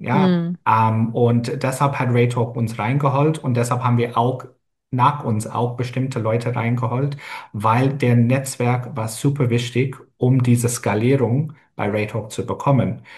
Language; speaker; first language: German; non-native, fluent; English